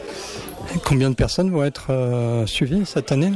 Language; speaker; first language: French; native; French